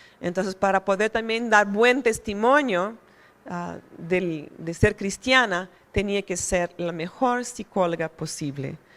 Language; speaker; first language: Spanish; non-native, fluent; Portuguese